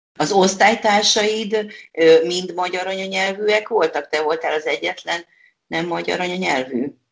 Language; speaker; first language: Hungarian; native; Hungarian